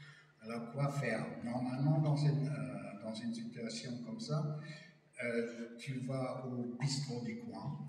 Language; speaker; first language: French; non-native, fluent; German